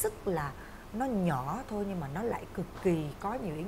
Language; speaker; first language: Vietnamese; native; Vietnamese